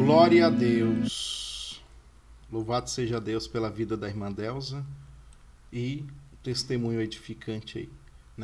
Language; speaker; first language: Portuguese; native; Portuguese